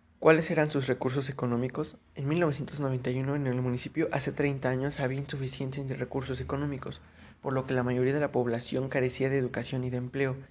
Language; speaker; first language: Spanish; native; Spanish